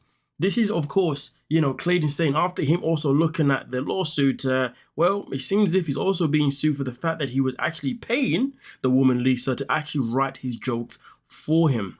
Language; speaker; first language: English; native; English